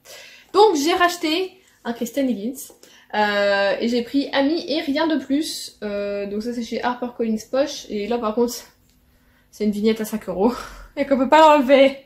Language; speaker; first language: French; native; French